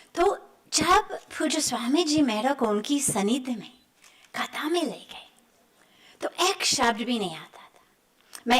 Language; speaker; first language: Hindi; non-native, fluent; English